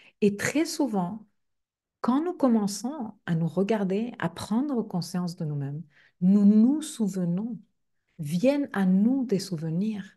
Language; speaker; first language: French; non-native, fluent; Spanish